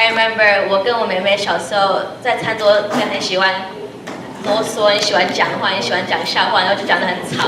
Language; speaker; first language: Chinese; early bilingual, heritage; Chinese